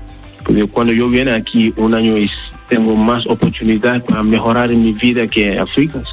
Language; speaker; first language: Spanish; non-native, learner; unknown